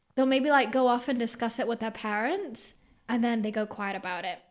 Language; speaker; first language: English; early bilingual, other home language; Greek